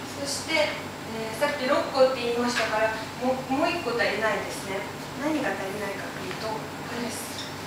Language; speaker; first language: Japanese; non-native, fluent; Ukrainian